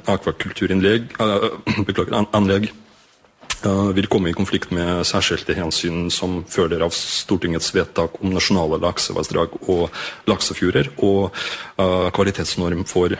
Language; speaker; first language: Norwegian; non-native, fluent; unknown